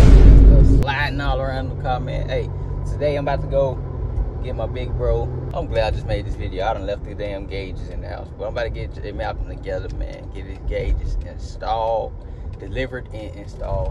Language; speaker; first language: English; native; English